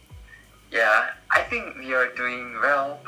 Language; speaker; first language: English; non-native, learner; Korean